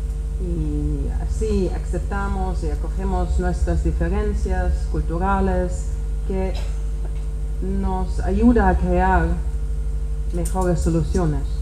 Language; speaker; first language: Spanish; non-native, fluent; Czech